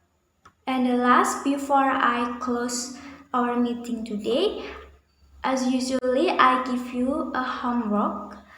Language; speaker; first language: English; non-native, learner; Indonesian